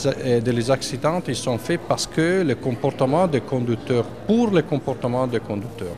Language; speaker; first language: French; non-native, fluent; Italian